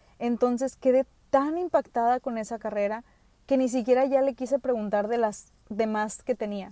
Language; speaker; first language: Spanish; early bilingual, other home language; English